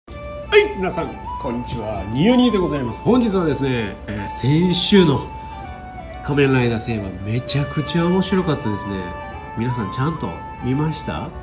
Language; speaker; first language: Japanese; native; Japanese